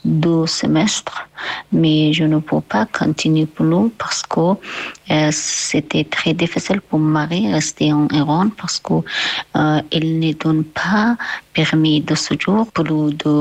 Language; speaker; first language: French; non-native, learner; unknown